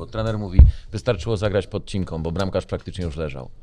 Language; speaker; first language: Polish; native; Polish